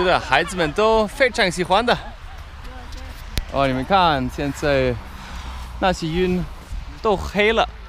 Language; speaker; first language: Chinese; non-native, learner; German